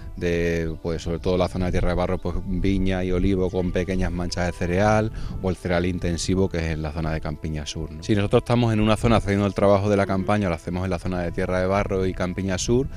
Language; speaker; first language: Spanish; native; Spanish